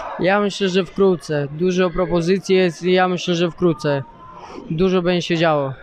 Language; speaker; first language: Polish; early bilingual, other home language; Chechen